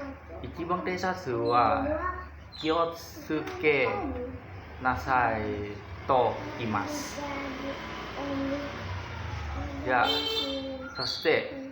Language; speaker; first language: Japanese; non-native, learner; Indonesian